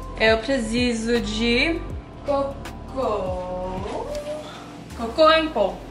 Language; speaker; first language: Portuguese; non-native, learner; English